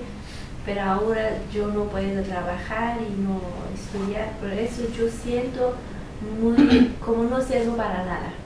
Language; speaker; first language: Spanish; non-native, learner; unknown